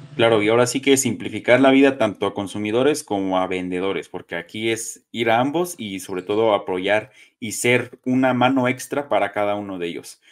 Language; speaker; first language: Spanish; native; Spanish